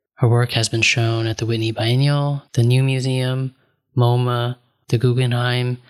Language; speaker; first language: English; native; English